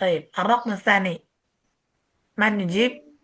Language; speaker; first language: Arabic; non-native, fluent; Indonesian